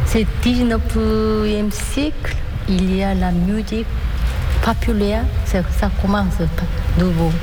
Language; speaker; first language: French; non-native, learner; Korean